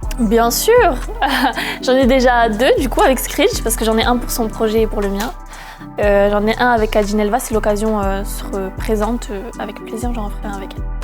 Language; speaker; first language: French; early bilingual, other home language; Malagasy